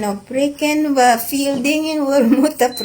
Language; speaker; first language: Dutch; non-native, learner; Filipino